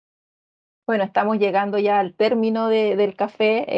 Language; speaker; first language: Spanish; native; Spanish